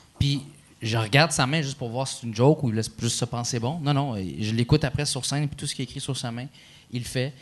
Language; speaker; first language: French; early bilingual, other home language; Arabic